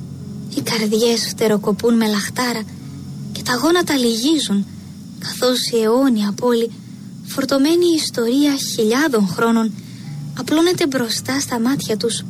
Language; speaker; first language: Greek; native; Greek